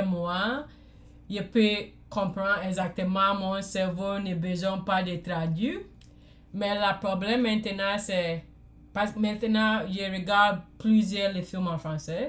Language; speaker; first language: French; non-native, learner; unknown